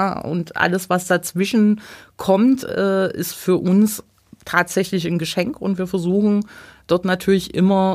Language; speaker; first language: German; native; German